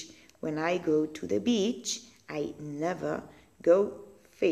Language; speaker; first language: English; non-native, learner; Spanish